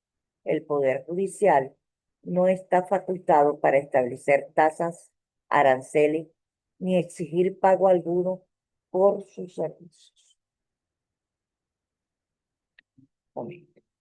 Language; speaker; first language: Spanish; native; Spanish